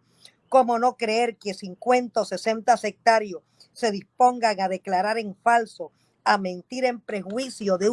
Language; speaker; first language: Spanish; native; Spanish